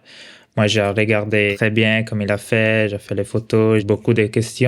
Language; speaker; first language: French; non-native, local second language; Italian